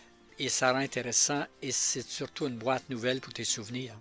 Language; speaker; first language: French; native; French